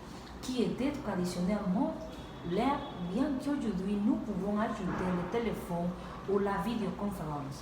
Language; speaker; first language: French; non-native, learner; Spanish